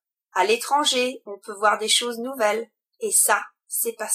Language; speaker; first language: French; non-native, learner; English